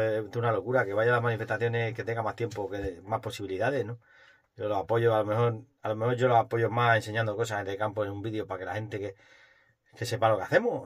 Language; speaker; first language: Spanish; native; Spanish